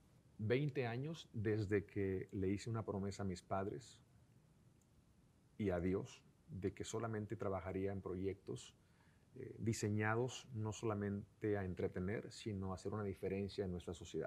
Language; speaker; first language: Spanish; native; Spanish